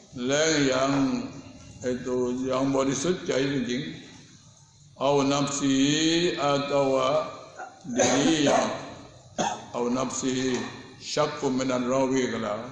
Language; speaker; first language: Malay; native; Malay